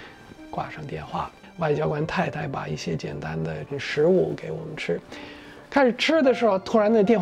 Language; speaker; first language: Chinese; non-native, fluent; English